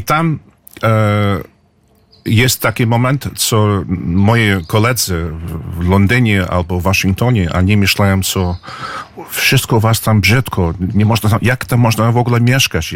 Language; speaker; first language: Polish; early bilingual, heritage; English